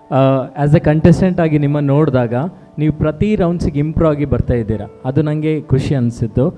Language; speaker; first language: Kannada; non-native, local second language; Tulu